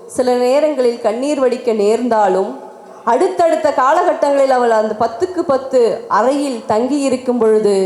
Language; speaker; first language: Tamil; native; Tamil